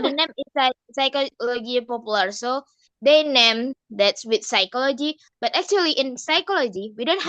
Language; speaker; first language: English; non-native, learner; Indonesian